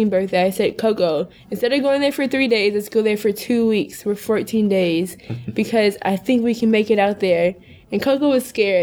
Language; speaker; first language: English; native; English